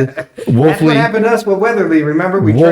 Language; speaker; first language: English; native; English